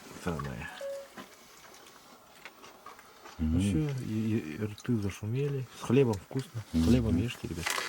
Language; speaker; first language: Russian; native; Russian